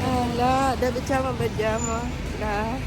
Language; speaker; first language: Italian; non-native, learner; Filipino